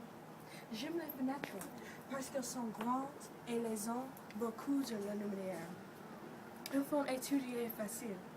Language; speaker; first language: French; non-native, learner; English